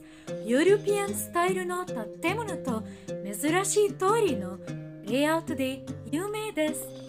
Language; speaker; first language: Japanese; non-native, learner; Arabic